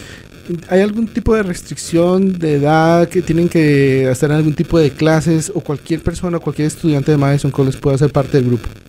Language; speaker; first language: Spanish; native; Spanish